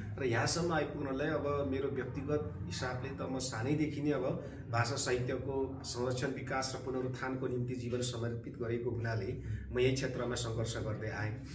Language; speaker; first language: Nepali; non-native, local second language; Limburgish